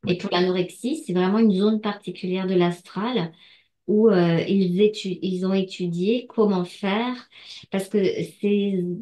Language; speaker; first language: French; native; French